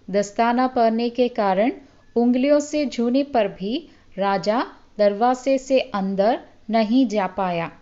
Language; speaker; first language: Hindi; non-native, local second language; Malayalam